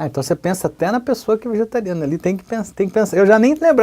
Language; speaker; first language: Portuguese; native; Portuguese